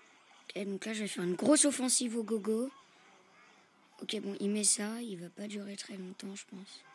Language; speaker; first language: French; native; French